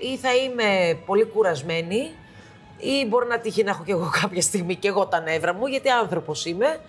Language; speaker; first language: Greek; early bilingual, heritage; Greek